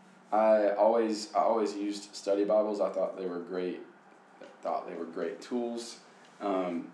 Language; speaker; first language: English; native; English